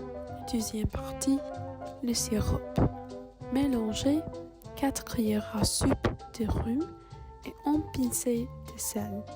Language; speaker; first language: French; non-native, learner; English